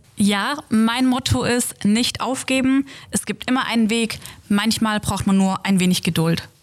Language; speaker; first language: German; native; German